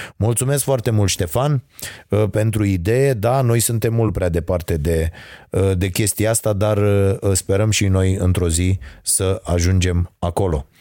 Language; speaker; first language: Romanian; native; Romanian